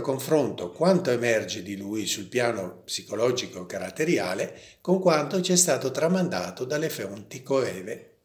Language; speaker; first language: Italian; native; Italian